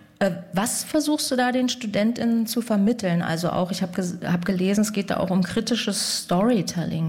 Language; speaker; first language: German; native; German